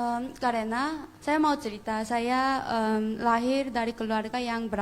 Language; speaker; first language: Indonesian; non-native, learner; Korean